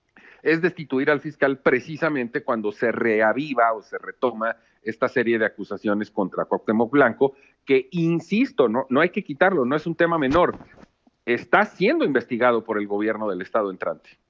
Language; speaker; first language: Spanish; native; Spanish